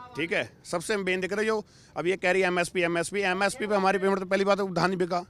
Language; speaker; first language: Hindi; native; Hindi